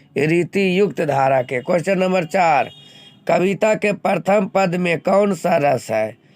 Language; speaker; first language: Hindi; native; Hindi